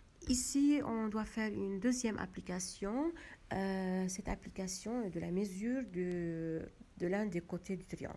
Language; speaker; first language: French; non-native, local second language; Arabic